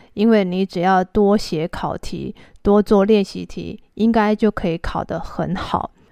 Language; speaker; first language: Chinese; native; Chinese